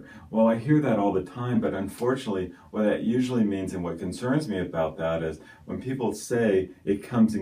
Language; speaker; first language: English; native; English